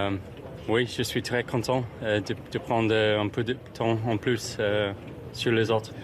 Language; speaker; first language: French; non-native, learner; English